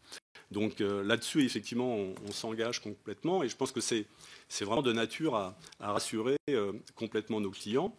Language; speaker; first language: French; native; French